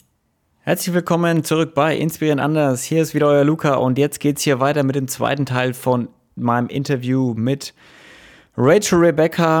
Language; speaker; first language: German; native; German